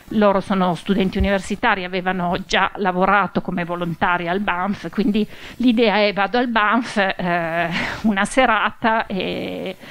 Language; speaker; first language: Italian; native; Italian